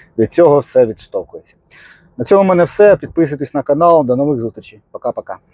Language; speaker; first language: Ukrainian; non-native, local second language; Russian